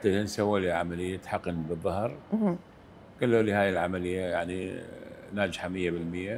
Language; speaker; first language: Arabic; native; Arabic